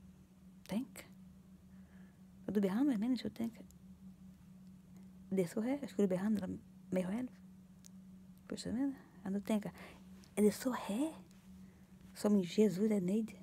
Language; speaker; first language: Swedish; non-native, learner; Portuguese